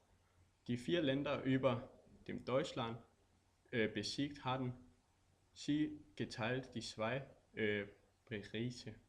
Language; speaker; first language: German; non-native, learner; Danish